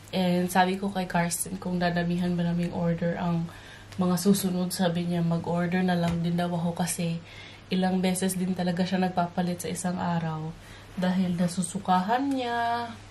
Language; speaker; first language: Filipino; native; Filipino